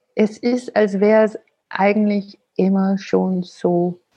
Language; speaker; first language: German; non-native, fluent; Danish